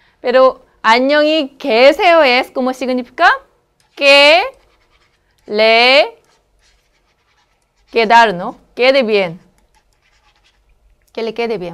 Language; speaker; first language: Spanish; non-native, learner; Korean